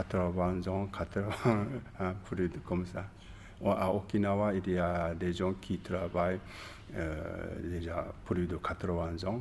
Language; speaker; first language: French; non-native, learner; Japanese